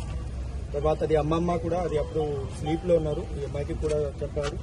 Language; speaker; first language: Telugu; non-native, learner; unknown